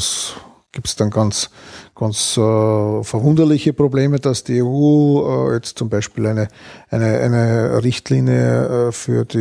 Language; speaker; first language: German; native; German